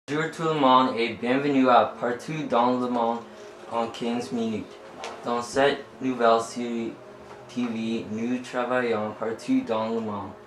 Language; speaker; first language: French; non-native, learner; English